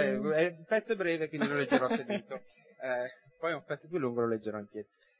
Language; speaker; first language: Italian; native; Italian